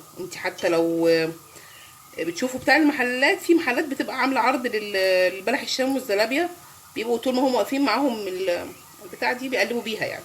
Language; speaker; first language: Arabic; native; Arabic